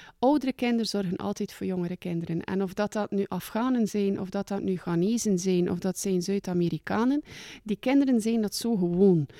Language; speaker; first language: Dutch; native; Dutch